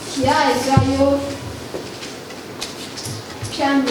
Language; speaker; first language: Russian; non-native, learner; Mongolian